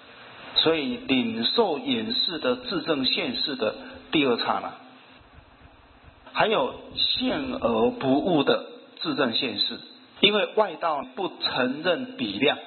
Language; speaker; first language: Chinese; native; Chinese